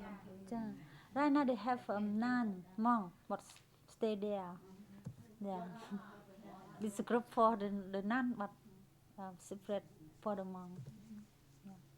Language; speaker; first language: English; non-native, learner; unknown